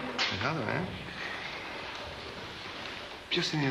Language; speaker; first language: Greek; non-native, learner; English